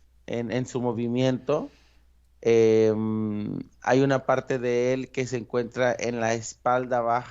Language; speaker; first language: Spanish; native; Spanish